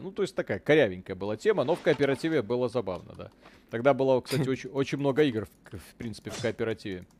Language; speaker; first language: Russian; native; Russian